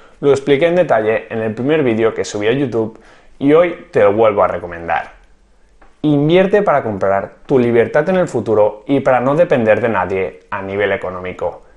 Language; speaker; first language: Spanish; native; Spanish